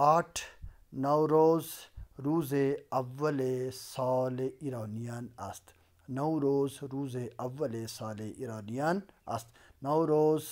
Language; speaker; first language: Persian; non-native, local second language; Urdu